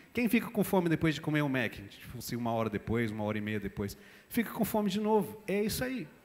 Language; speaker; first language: Portuguese; non-native, fluent; English